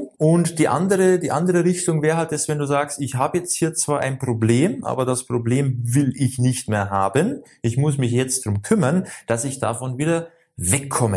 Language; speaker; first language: German; native; German